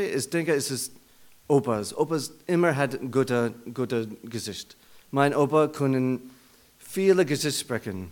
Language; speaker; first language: German; non-native, learner; English